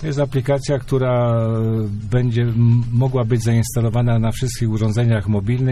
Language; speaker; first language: Polish; native; Polish